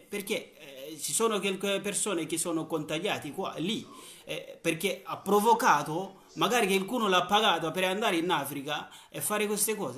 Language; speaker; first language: Italian; non-native, learner; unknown